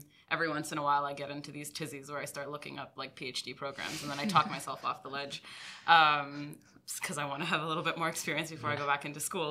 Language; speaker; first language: English; early bilingual, other home language; French